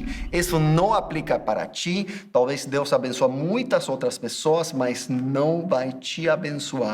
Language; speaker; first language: Portuguese; non-native, fluent; English